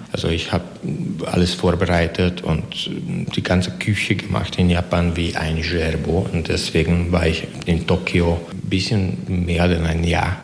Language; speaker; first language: German; non-native, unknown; Hungarian